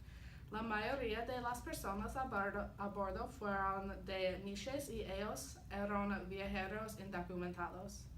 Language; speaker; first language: Spanish; non-native, learner; English